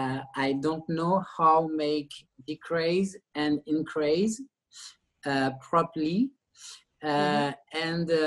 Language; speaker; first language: English; non-native, learner; French